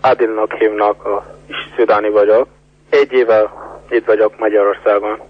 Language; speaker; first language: Hungarian; non-native, learner; Arabic